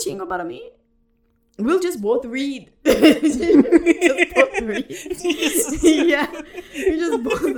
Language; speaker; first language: English; native; English